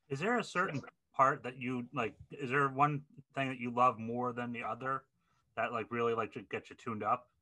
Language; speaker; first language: English; native; English